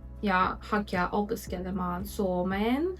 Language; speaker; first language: Finnish; non-native, learner; Russian